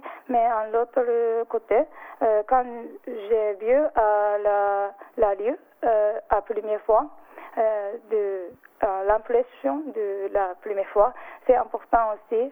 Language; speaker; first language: French; non-native, learner; Japanese